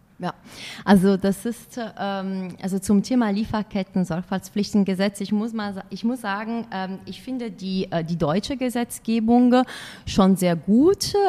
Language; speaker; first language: German; non-native, fluent; Italian